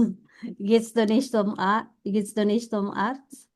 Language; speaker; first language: German; non-native, fluent; Filipino